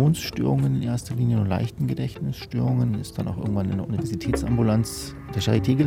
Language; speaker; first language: German; native; German